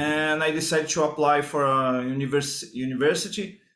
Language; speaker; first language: English; non-native, learner; Portuguese